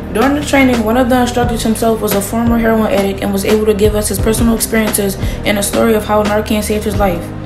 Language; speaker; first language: English; native; English